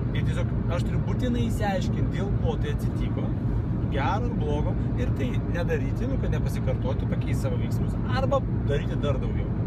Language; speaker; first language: Lithuanian; non-native, local second language; Russian